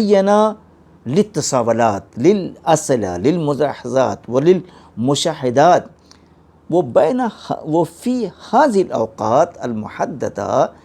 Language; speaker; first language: Arabic; non-native, fluent; Urdu